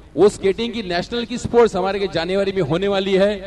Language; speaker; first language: Hindi; non-native, local second language; Marathi